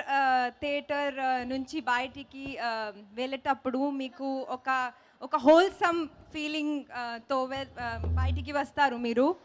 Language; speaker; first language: Telugu; non-native, learner; Hindi